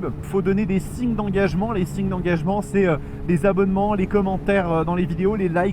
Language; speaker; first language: French; native; French